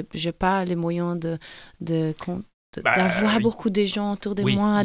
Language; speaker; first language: French; non-native, fluent; Portuguese